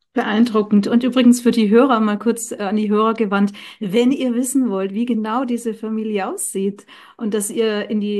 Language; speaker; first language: German; native; German